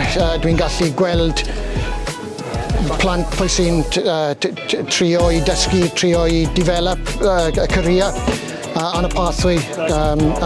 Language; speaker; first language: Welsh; non-native, local second language; English